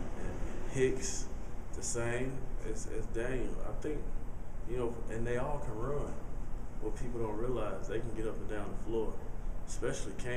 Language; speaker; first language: English; native; English